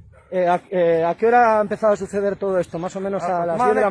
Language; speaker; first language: Spanish; native; Spanish